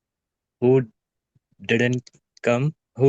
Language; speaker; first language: English; non-native, learner; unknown